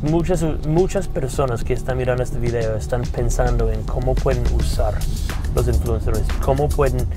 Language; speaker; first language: Spanish; non-native, fluent; English